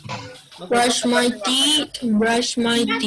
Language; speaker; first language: English; non-native, learner; Spanish